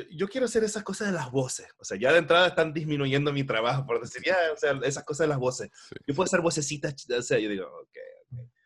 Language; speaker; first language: Spanish; early bilingual, heritage; Spanish